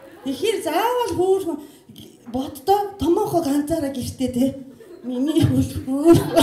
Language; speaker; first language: Mongolian; non-native, fluent; Japanese